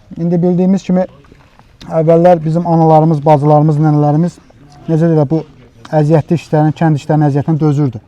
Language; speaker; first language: Azerbaijani; native; Azerbaijani